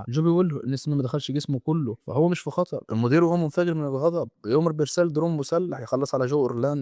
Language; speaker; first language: Arabic; native; Arabic